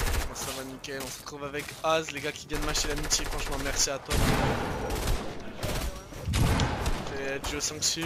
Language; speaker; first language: French; native; French